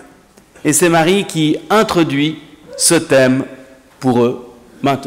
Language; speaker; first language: French; native; French